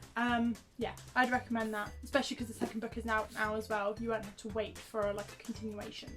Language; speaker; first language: English; native; English